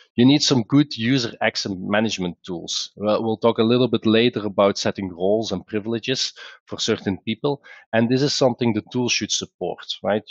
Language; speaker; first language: English; non-native, fluent; Dutch